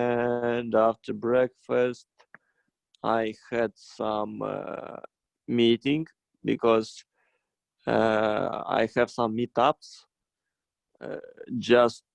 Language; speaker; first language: English; non-native, fluent; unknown